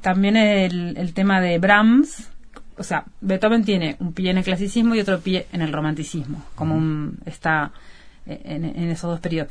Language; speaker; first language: Spanish; native; Spanish